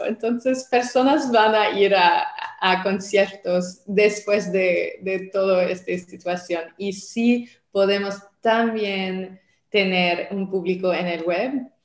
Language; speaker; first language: Spanish; non-native, learner; French